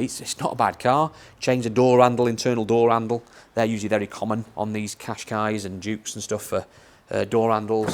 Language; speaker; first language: English; native; English